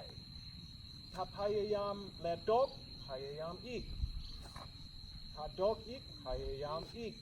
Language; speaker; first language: Thai; non-native, learner; English